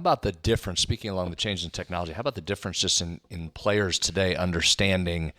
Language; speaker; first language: English; native; English